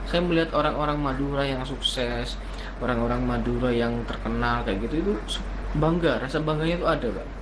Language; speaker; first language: Indonesian; non-native, local second language; Madurese